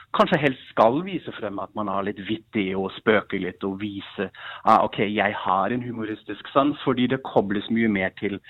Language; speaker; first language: Norwegian; non-native, fluent; German